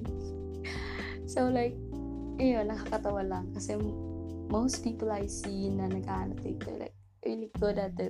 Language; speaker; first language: English; non-native, local second language; Cebuano